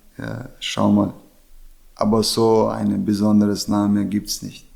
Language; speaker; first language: German; non-native, learner; Chechen